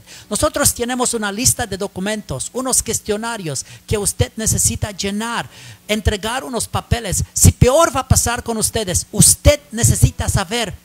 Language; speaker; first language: Spanish; non-native, learner; English